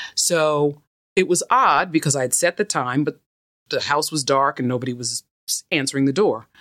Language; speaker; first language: English; native; English